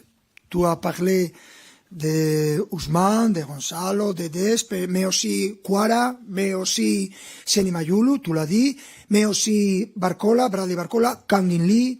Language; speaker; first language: French; non-native, fluent; Spanish